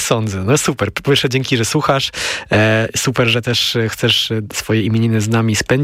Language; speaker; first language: Polish; native; Polish